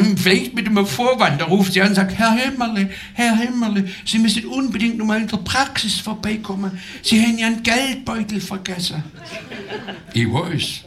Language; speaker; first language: German; native; German